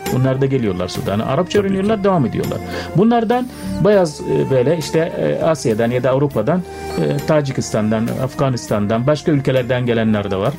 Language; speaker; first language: Turkish; non-native, fluent; Arabic